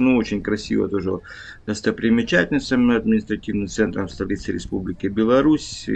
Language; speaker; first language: Russian; native; Russian